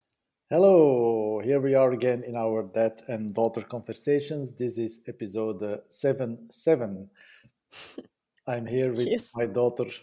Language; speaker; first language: English; non-native, learner; Dutch